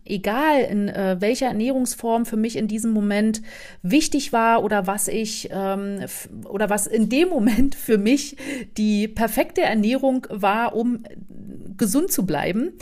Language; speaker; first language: German; native; German